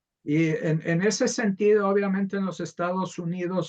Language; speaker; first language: Spanish; native; Spanish